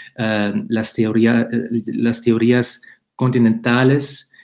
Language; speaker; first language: Spanish; non-native, fluent; German